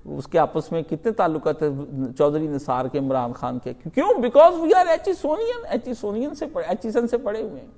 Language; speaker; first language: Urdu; non-native, local second language; Punjabi